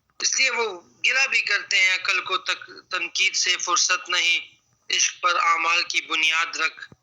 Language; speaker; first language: Urdu; native; Urdu